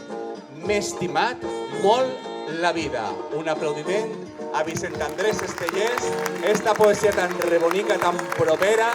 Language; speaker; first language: Catalan; native; Catalan